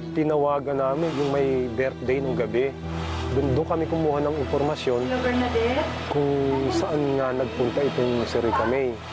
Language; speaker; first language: Filipino; native; Filipino